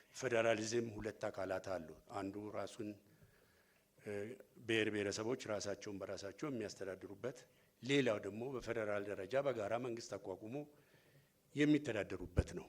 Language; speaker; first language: Amharic; non-native, local second language; Oromo